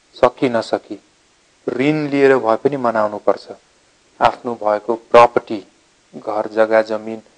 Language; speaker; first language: Nepali; non-native, local second language; Eastern Tamang